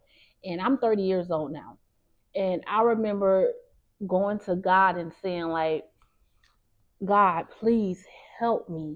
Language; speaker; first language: English; native; English